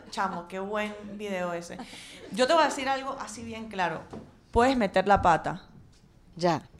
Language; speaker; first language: Spanish; native; Spanish